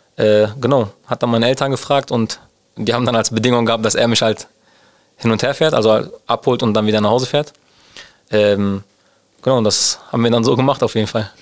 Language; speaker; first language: German; early bilingual, other home language; Turkish